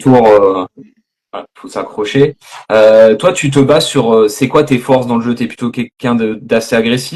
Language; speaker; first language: French; native; French